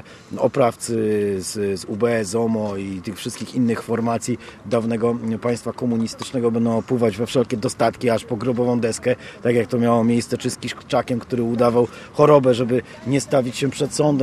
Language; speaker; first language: Polish; native; Polish